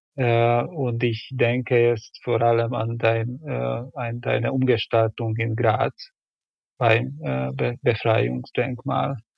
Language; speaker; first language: German; non-native, fluent; Hungarian